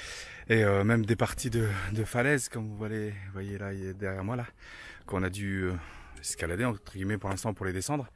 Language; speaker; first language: French; native; French